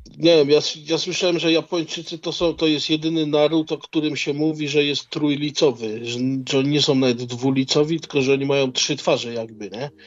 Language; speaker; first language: Polish; native; Polish